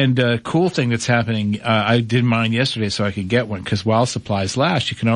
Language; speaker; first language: English; native; English